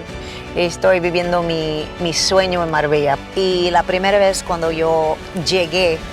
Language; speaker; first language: Spanish; non-native, fluent; English